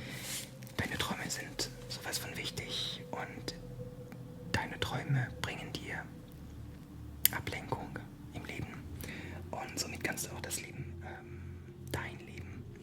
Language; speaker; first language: German; non-native, fluent; French